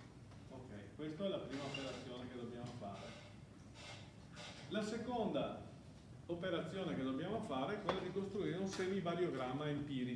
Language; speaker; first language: Italian; native; Italian